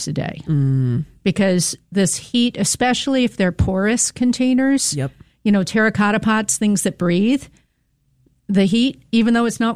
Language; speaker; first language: English; native; English